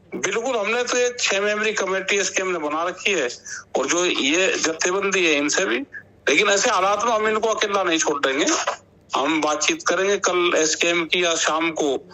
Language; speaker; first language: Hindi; native; Hindi